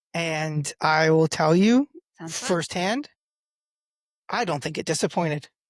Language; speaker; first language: English; native; English